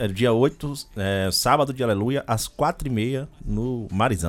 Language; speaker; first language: Portuguese; native; Portuguese